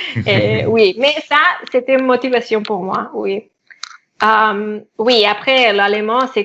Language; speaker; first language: French; non-native, fluent; Catalan